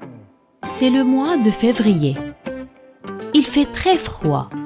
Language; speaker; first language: French; non-native, fluent; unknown